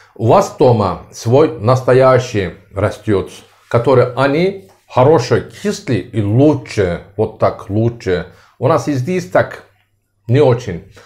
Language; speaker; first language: Russian; non-native, learner; Turkish